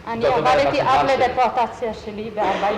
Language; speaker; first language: Hebrew; non-native, fluent; German